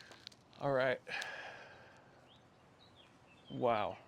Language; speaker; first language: English; native; English